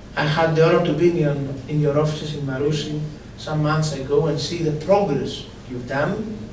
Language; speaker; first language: English; non-native, fluent; Greek